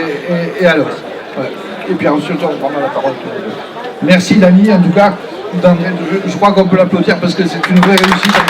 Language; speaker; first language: French; native; French